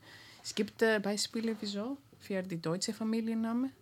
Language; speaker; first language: German; non-native, fluent; Greek